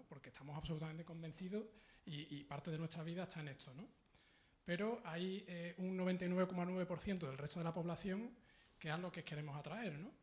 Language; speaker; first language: Spanish; native; Spanish